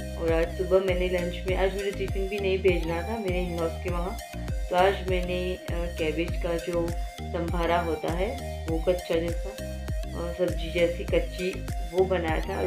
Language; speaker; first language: Hindi; non-native, local second language; Gujarati